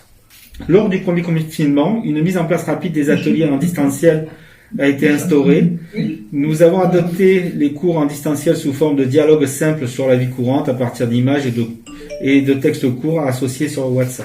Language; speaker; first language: French; native; French